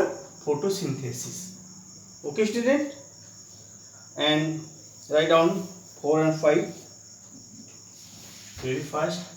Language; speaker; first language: English; non-native, local second language; Hindi